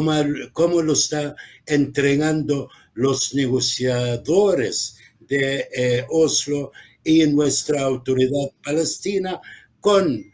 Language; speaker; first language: Spanish; non-native, fluent; Arabic